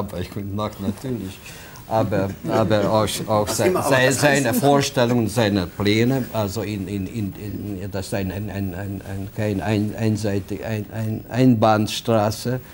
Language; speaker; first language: German; non-native, fluent; Hungarian